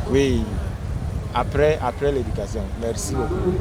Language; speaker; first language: French; non-native, learner; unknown